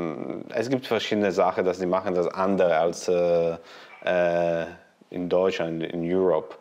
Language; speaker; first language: German; non-native, learner; Italian